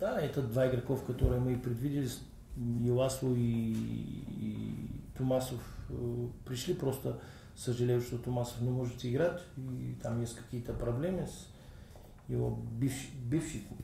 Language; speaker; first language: Russian; non-native, learner; Bulgarian